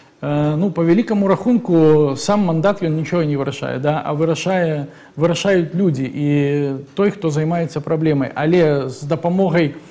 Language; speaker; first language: Belarusian; non-native, local second language; Russian